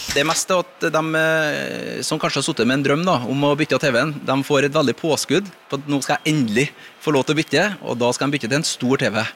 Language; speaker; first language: Norwegian; native; Norwegian